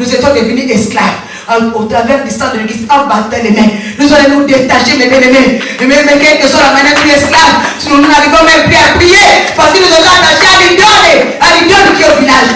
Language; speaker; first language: French; non-native, local second language; Lingala